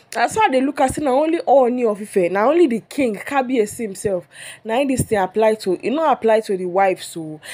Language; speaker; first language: Nigerian Pidgin; non-native, local second language; Yoruba